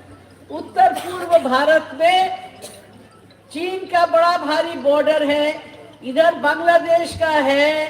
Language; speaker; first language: Hindi; non-native, local second language; Bangla